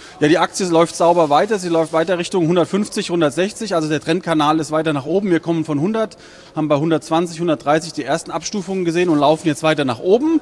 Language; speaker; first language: German; native; German